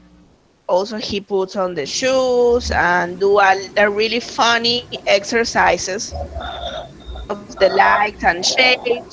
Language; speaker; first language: English; non-native, learner; Spanish